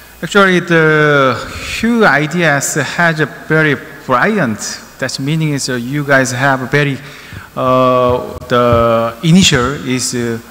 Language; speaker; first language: English; non-native, learner; Korean